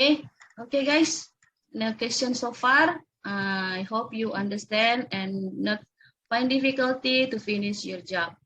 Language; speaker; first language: English; non-native, local second language; Indonesian